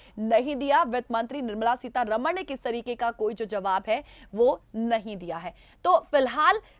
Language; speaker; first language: Hindi; native; Hindi